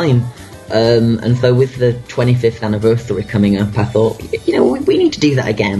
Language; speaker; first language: English; native; English